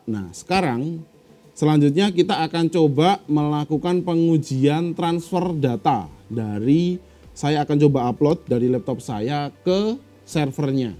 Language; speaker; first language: Indonesian; native; Indonesian